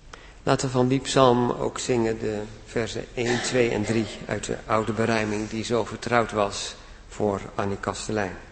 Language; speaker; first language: Dutch; native; Dutch